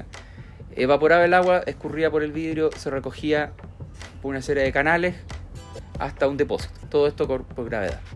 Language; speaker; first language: Spanish; native; Spanish